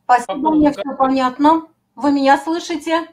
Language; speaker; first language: Russian; non-native, fluent; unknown